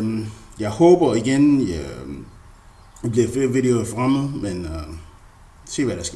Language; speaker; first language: Danish; non-native, learner; English